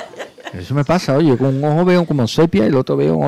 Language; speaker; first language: Spanish; native; Spanish